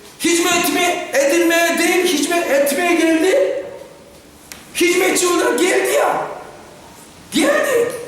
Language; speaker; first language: Turkish; non-native, fluent; Korean